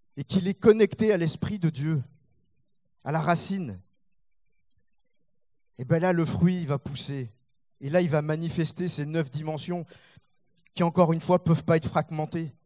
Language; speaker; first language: French; native; French